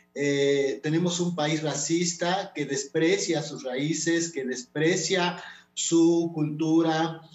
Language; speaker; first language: Spanish; non-native, local second language; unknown